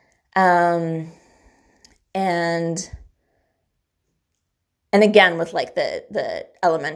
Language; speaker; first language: English; native; English